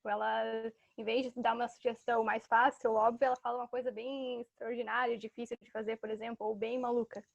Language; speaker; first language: Portuguese; native; Portuguese